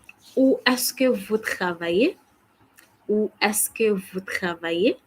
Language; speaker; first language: French; non-native, fluent; English